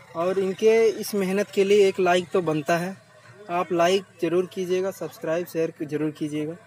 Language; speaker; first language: Hindi; native; Hindi